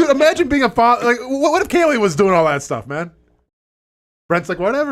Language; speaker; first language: English; native; English